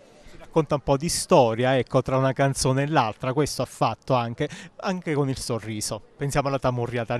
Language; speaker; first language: Italian; native; Italian